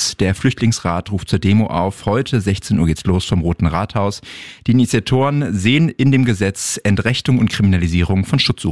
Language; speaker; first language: German; native; German